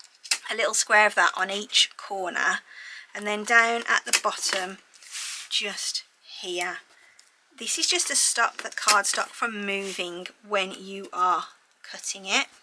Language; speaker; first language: English; native; English